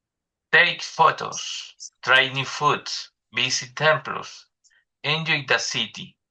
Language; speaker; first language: English; non-native, learner; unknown